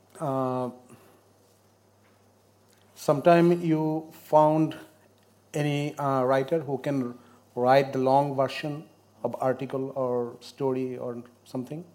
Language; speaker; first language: English; non-native, learner; Bangla